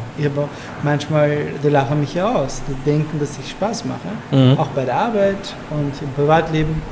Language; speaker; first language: German; non-native, learner; Turkish